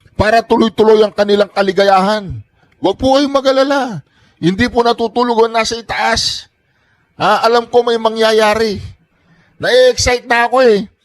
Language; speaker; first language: Filipino; native; Filipino